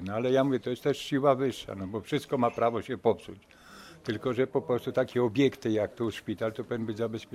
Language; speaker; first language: Polish; native; Polish